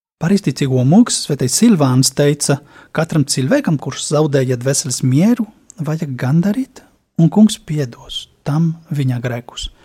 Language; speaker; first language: Latvian; non-native, fluent; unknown